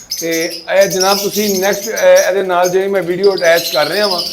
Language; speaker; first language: Urdu; non-native, local second language; Punjabi